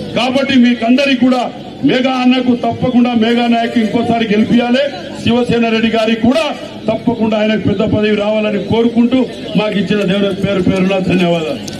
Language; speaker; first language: Telugu; non-native, local second language; Lambadi